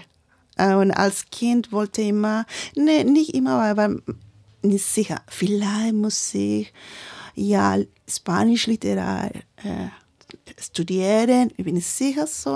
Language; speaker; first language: German; non-native, learner; Spanish